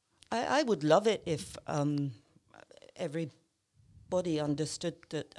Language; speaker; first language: English; native; English